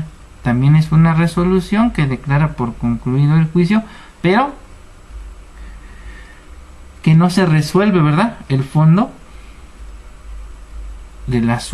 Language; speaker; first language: Spanish; native; Spanish